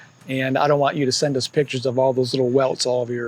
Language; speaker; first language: English; native; English